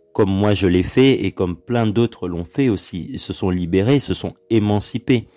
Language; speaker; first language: French; early bilingual, other home language; Lingala